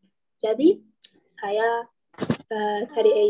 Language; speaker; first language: Indonesian; non-native, learner; Japanese